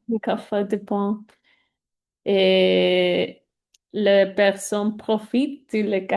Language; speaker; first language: French; non-native, learner; Spanish